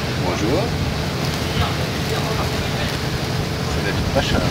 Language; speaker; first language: French; native; French